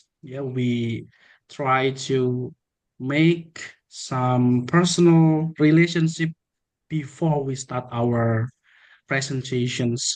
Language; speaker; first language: English; non-native, learner; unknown